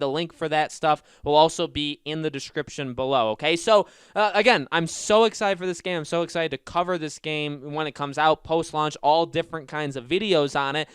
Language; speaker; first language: English; native; English